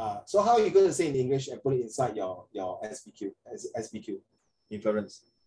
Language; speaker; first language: English; non-native, local second language; Chinese